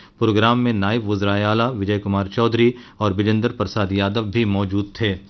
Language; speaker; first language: Urdu; native; Urdu